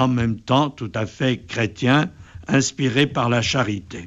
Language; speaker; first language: French; native; French